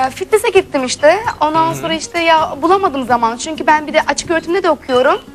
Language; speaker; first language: Turkish; non-native, fluent; German